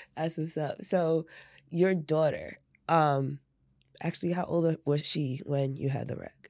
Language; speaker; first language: English; native; English